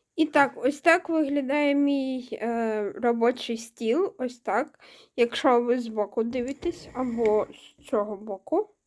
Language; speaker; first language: Ukrainian; non-native, local second language; Russian